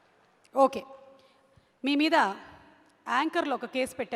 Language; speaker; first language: Telugu; native; Telugu